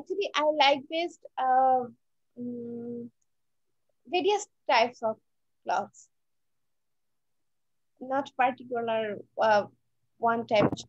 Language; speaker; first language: English; non-native, learner; Bangla